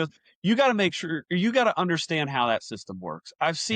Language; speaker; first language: English; native; English